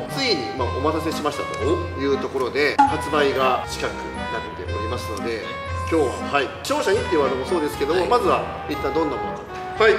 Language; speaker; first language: Japanese; native; Japanese